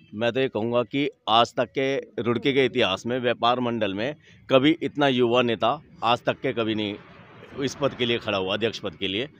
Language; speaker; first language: Hindi; native; Hindi